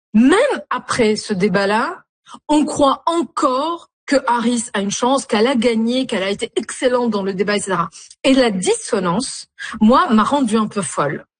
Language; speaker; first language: French; non-native, local second language; Arabic